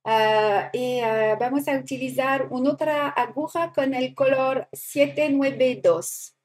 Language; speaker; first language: Spanish; non-native, learner; French